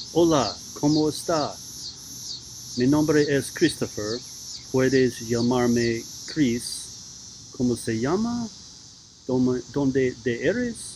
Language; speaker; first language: Spanish; non-native, learner; English